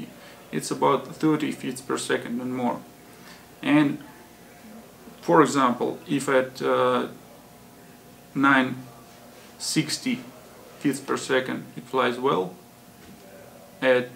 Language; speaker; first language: English; non-native, fluent; Russian